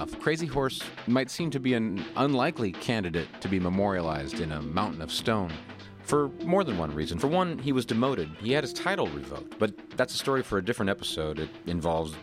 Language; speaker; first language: English; native; English